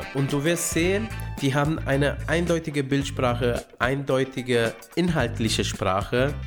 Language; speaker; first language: German; early bilingual, other home language; Romanian